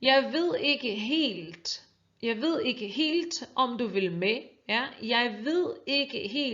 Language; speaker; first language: Danish; non-native, fluent; Portuguese